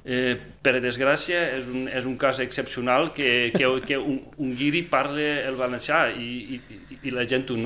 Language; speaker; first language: Catalan; non-native, fluent; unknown